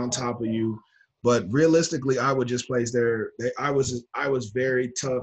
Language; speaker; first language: English; native; English